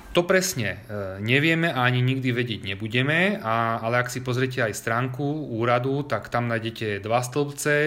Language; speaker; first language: Slovak; early bilingual, heritage; Slovak